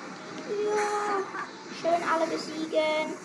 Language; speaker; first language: German; native; German